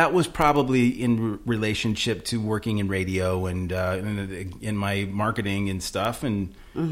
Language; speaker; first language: English; native; English